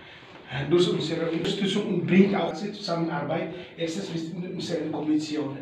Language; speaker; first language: German; non-native, learner; Indonesian